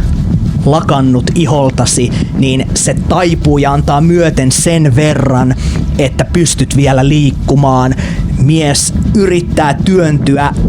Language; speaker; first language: Finnish; native; Finnish